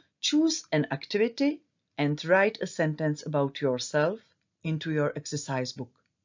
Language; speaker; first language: English; non-native, fluent; Czech